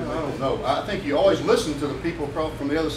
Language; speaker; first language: English; native; English